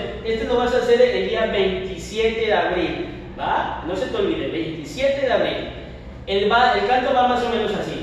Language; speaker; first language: Spanish; native; Spanish